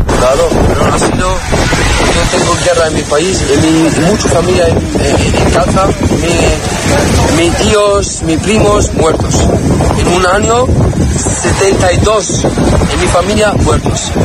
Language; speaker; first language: Spanish; non-native, learner; Arabic